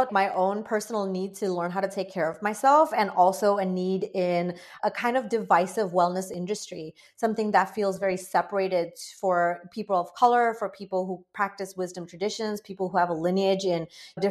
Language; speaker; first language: English; non-native, local second language; Bangla